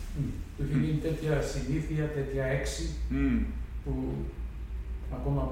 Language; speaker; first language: Greek; native; Greek